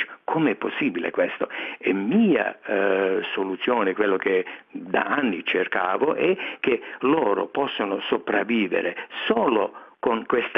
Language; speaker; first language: Italian; non-native, fluent; Serbian